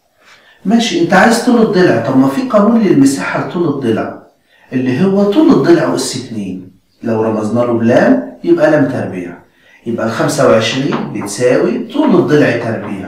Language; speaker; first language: Arabic; native; Arabic